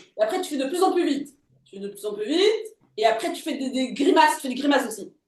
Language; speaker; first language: French; native; French